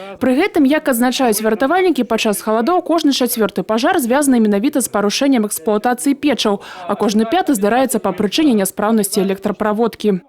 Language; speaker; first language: Belarusian; native; Belarusian